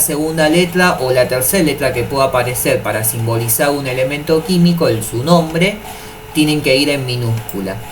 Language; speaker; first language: Spanish; native; Spanish